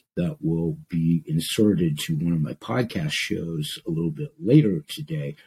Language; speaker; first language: English; native; English